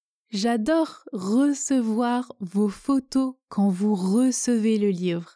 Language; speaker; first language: French; native; French